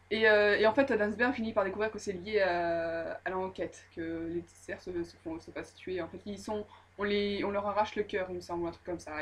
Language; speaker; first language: French; native; French